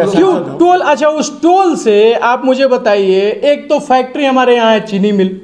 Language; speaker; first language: Hindi; native; Hindi